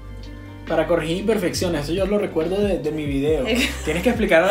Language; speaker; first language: Spanish; native; Spanish